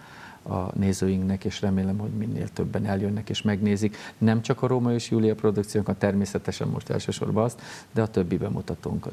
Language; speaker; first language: Hungarian; native; Hungarian